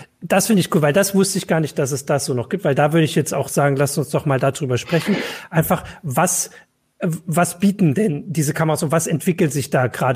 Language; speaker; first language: German; native; German